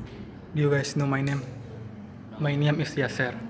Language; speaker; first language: English; non-native, learner; Indonesian